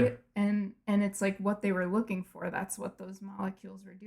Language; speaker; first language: English; native; English